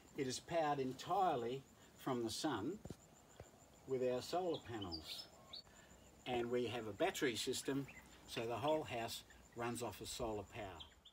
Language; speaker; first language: English; native; English